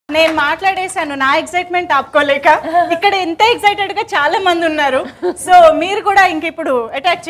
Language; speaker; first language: Telugu; native; Telugu